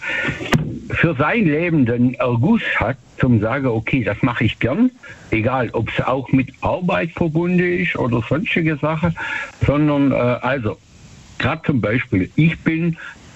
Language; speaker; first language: German; native; German